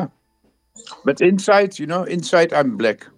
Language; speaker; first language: English; non-native, fluent; Dutch